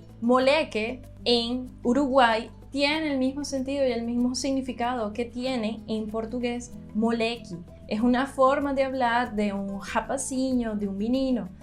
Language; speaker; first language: Spanish; non-native, fluent; Portuguese